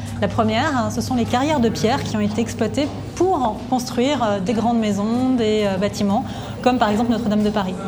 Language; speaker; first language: French; native; French